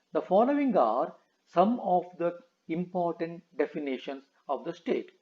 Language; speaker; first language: English; non-native, local second language; Kannada